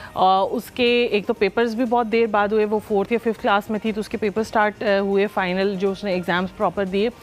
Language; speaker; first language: Urdu; native; Urdu